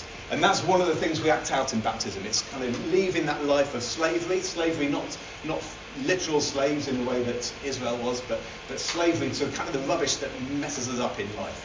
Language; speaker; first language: English; native; English